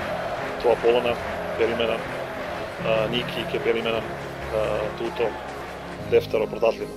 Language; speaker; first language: Greek; non-native, fluent; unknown